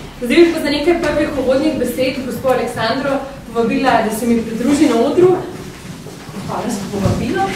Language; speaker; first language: Slovenian; native; Slovenian